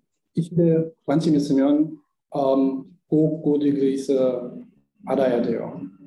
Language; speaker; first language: Korean; non-native, learner; German